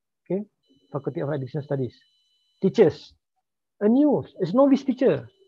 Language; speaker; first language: English; non-native, local second language; Malay